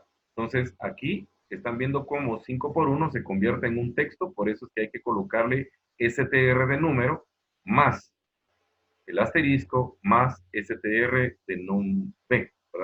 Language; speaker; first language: Spanish; native; Spanish